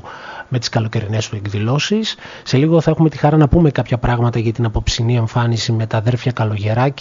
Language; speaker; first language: Greek; native; Greek